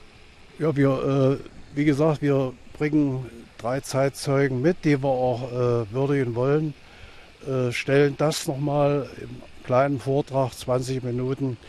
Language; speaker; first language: German; native; German